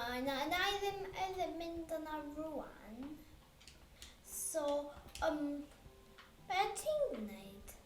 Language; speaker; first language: Welsh; non-native, local second language; English